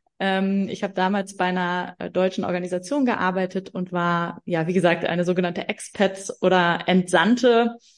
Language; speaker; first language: German; native; German